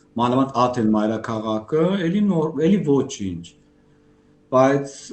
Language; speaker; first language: Armenian; early bilingual, heritage; Armenian